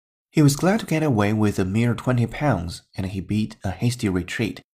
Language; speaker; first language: English; non-native, fluent; Chinese